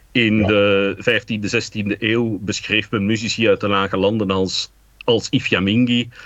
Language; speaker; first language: Dutch; native; Dutch